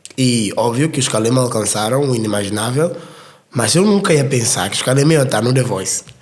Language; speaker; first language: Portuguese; native; Portuguese